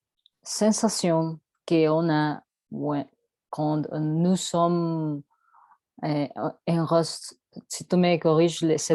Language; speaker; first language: French; non-native, learner; Spanish